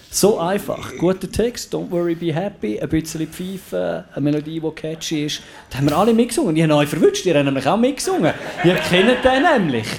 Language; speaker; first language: German; native; German